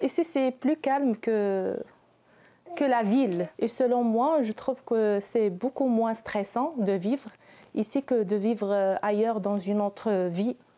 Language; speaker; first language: French; non-native, local second language; Arabic